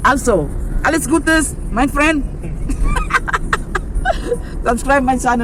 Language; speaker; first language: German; non-native, learner; Filipino